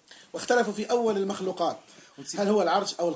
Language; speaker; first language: Arabic; native; Arabic